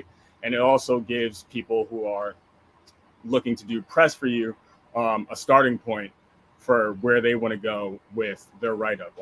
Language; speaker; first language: English; native; English